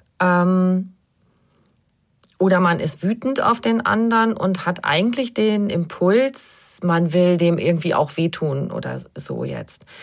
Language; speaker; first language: German; native; German